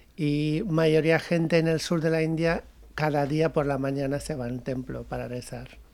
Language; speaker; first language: Spanish; non-native, fluent; Tamil